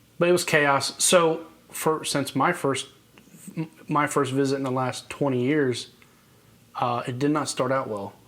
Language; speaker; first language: English; native; English